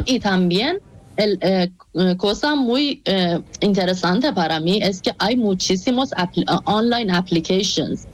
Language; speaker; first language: Spanish; non-native, fluent; Persian